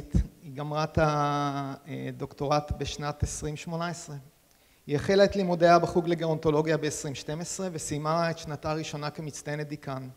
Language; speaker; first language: Hebrew; native; Hebrew